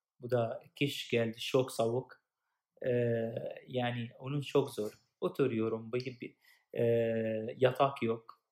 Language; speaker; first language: Turkish; non-native, learner; Arabic